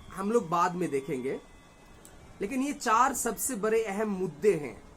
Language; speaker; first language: Hindi; non-native, local second language; Bangla